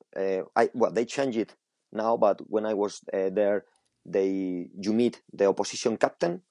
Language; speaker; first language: English; non-native, fluent; Spanish